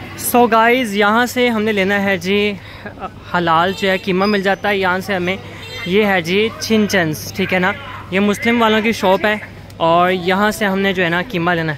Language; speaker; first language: Urdu; non-native, local second language; Punjabi